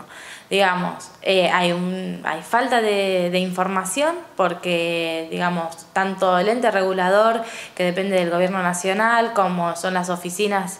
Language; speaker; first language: Spanish; native; Spanish